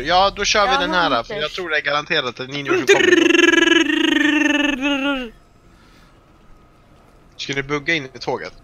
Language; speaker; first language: Swedish; native; Swedish